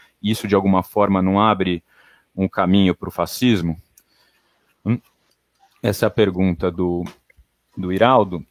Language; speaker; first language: Portuguese; native; Portuguese